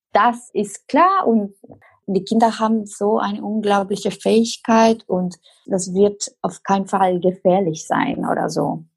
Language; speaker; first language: German; non-native, fluent; Spanish